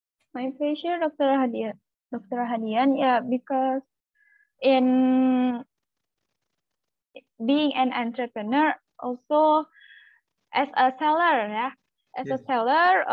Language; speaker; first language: English; non-native, learner; Malay